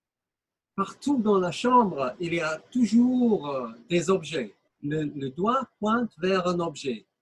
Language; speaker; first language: French; non-native, fluent; English